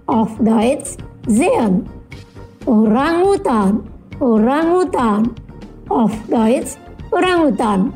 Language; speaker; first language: German; non-native, fluent; Indonesian